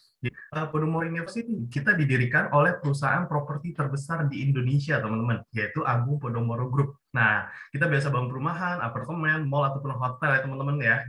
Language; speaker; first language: Indonesian; native; Indonesian